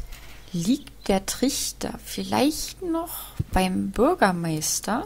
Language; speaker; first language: German; native; German